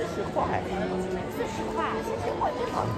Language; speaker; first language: Chinese; non-native, learner; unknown